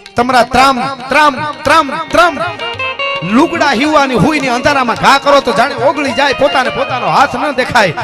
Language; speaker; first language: Gujarati; native; Gujarati